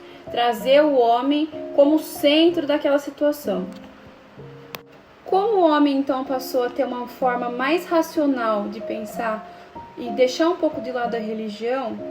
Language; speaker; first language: Portuguese; native; Portuguese